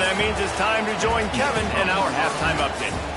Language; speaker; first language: English; native; English